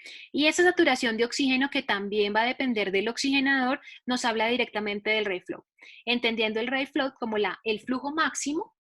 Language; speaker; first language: Spanish; native; Spanish